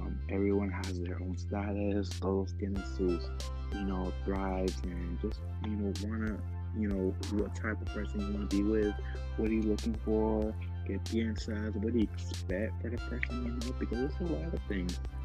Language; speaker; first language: English; early bilingual, other home language; Spanish